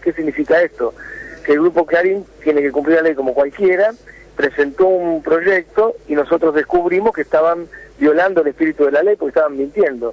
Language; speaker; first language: Spanish; native; Spanish